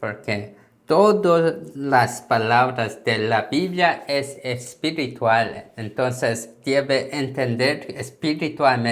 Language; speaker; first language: Spanish; non-native, learner; Korean